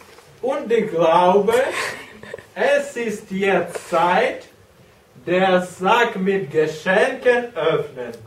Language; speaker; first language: German; non-native, learner; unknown